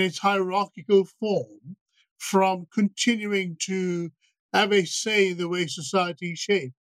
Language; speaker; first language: English; native; English